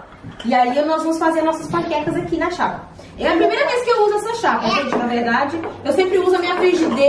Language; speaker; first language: Portuguese; native; Portuguese